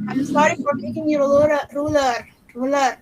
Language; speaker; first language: English; non-native, fluent; Indonesian